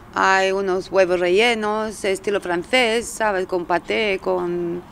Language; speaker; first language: Spanish; early bilingual, other home language; Romanian